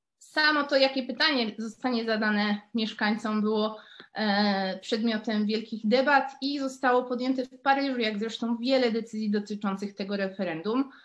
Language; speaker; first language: Polish; native; Polish